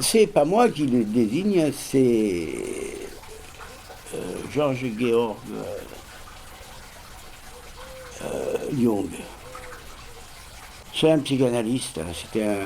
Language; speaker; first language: French; non-native, fluent; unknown